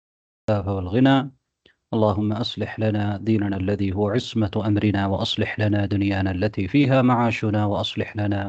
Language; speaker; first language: Arabic; non-native, fluent; Tamil